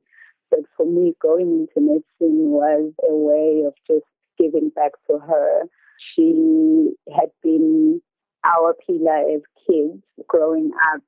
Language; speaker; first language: English; non-native, local second language; Zulu